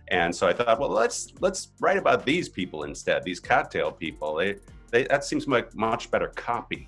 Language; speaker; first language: English; native; English